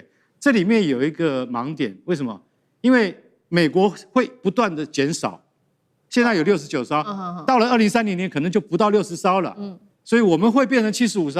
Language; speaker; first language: Chinese; native; Chinese